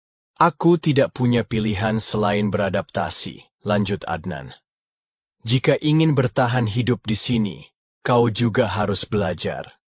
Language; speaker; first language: Indonesian; native; Indonesian